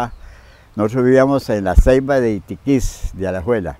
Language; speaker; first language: Spanish; native; Spanish